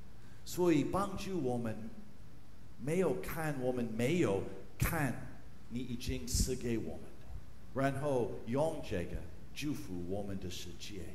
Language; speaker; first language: Chinese; non-native, fluent; English